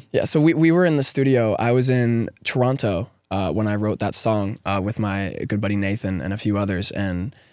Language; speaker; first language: English; native; English